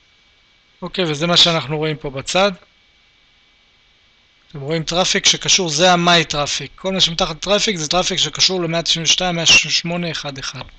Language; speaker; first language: Hebrew; native; Hebrew